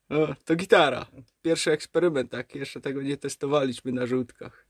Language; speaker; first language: Polish; native; Polish